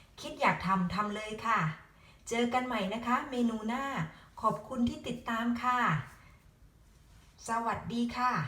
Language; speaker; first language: Thai; native; Thai